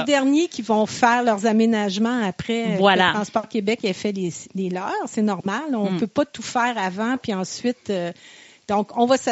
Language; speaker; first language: French; native; French